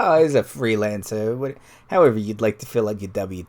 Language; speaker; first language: English; native; English